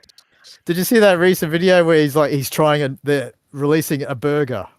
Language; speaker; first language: English; native; English